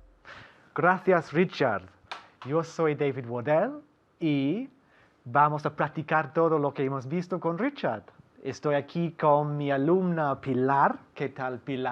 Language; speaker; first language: Spanish; non-native, fluent; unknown